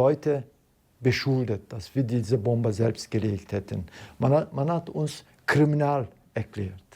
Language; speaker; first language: German; non-native, fluent; Turkish